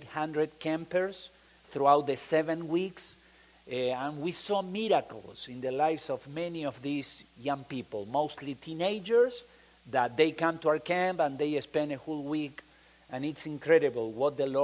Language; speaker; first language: English; non-native, fluent; Spanish